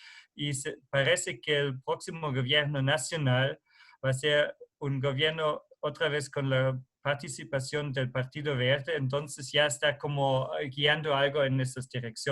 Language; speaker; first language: Spanish; non-native, fluent; German